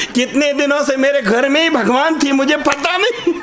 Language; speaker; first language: Hindi; non-native, local second language; Marathi